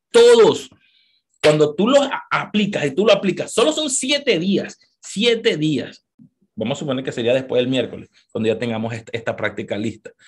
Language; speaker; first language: Spanish; native; Spanish